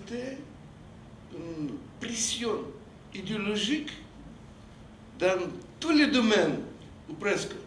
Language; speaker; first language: French; non-native, fluent; Russian